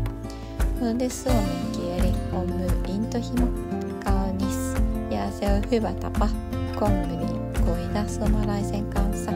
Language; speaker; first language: Finnish; non-native, learner; Japanese